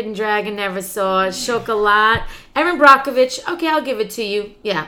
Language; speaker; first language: English; native; English